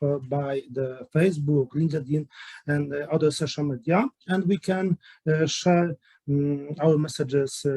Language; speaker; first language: English; non-native, learner; Polish